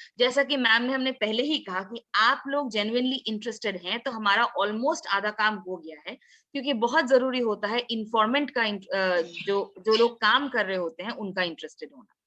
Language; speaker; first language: Hindi; non-native, local second language; Assamese